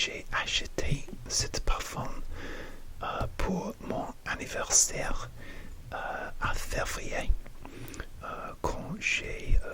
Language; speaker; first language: French; non-native, learner; English